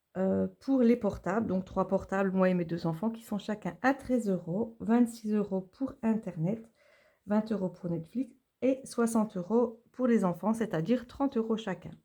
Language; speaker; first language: French; native; French